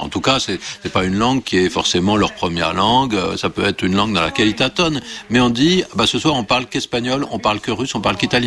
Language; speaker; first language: French; native; French